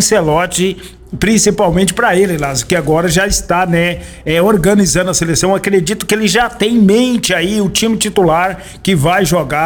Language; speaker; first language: Portuguese; native; Portuguese